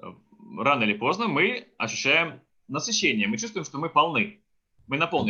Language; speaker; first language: Russian; native; Russian